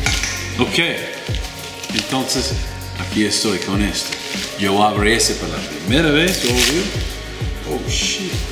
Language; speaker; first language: Spanish; non-native, learner; English